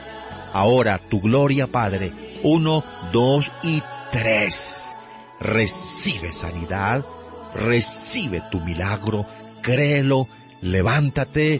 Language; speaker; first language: Spanish; native; Spanish